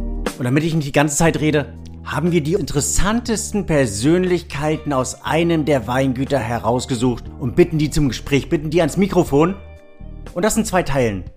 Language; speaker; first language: German; native; German